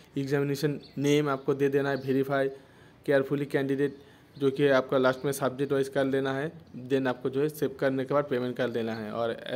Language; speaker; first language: Hindi; non-native, local second language; Bangla